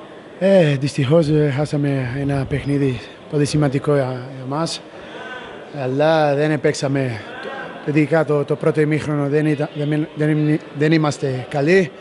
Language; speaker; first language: Greek; non-native, learner; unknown